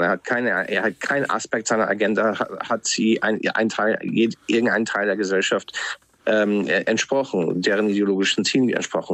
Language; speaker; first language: German; non-native, fluent; English